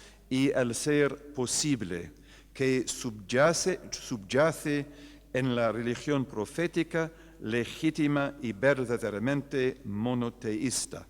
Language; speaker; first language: Spanish; non-native, fluent; English